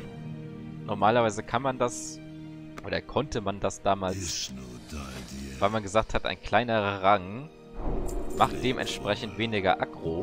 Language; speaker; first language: German; native; German